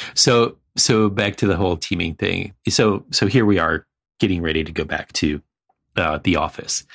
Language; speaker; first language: English; native; English